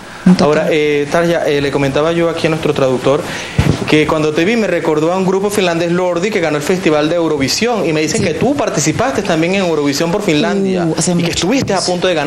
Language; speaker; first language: Spanish; native; Spanish